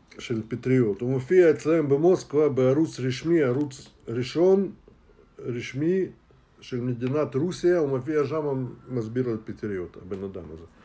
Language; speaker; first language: Hebrew; non-native, fluent; Russian